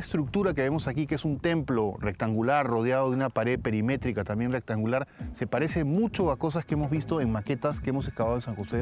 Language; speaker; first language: Spanish; native; Spanish